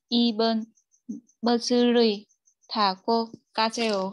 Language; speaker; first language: Korean; non-native, learner; Vietnamese